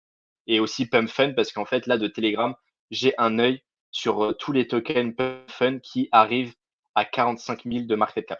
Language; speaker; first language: French; native; French